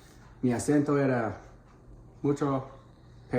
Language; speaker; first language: Spanish; non-native, fluent; English